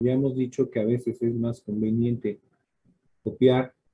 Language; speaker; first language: Spanish; native; Spanish